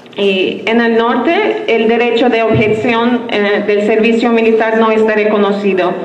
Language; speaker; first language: Spanish; non-native, fluent; Turkish